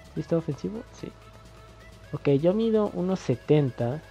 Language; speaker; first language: Spanish; native; Spanish